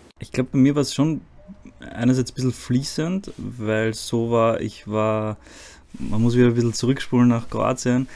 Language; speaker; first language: German; early bilingual, other home language; Croatian